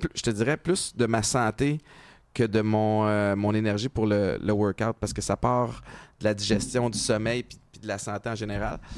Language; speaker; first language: French; native; French